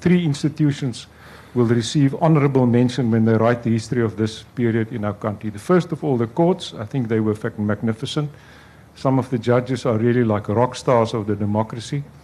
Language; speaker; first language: English; non-native, local second language; Afrikaans